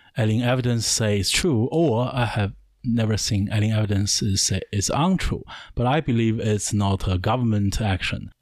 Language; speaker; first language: English; non-native, learner; Chinese